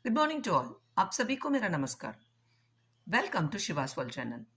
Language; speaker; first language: Hindi; non-native, local second language; Tamil